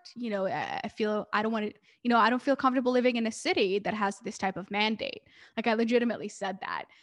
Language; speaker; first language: English; early bilingual, other home language; Hebrew